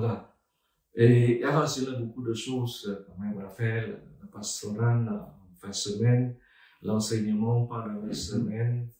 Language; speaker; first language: French; non-native, fluent; Vietnamese